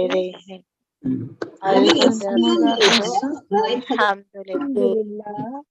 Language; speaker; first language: Arabic; non-native, learner; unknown